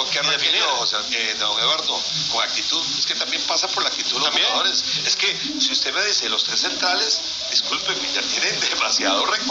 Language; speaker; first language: Spanish; native; Spanish